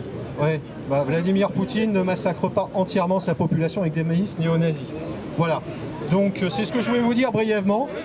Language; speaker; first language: French; native; French